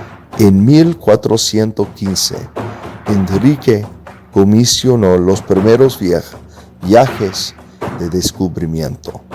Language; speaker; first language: Spanish; non-native, fluent; English